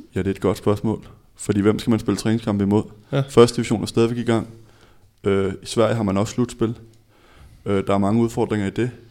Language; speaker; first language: Danish; native; Danish